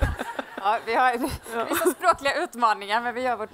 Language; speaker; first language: Swedish; native; Swedish